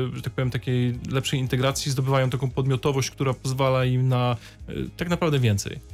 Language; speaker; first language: Polish; native; Polish